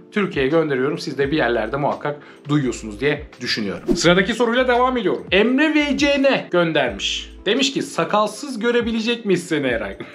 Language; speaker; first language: Turkish; native; Turkish